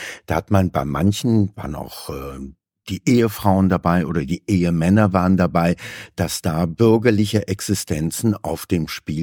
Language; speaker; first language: German; native; German